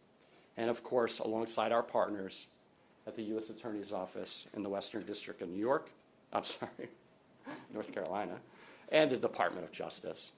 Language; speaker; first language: English; native; English